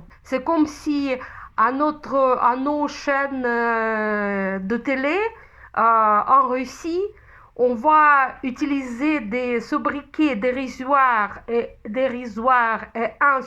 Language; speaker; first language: French; non-native, fluent; Russian